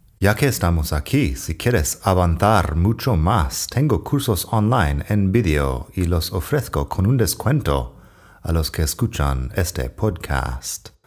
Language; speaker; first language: Spanish; non-native, fluent; English